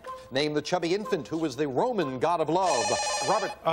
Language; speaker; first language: English; native; English